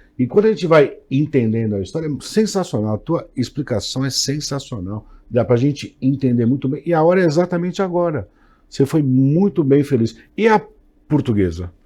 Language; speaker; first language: Portuguese; native; Portuguese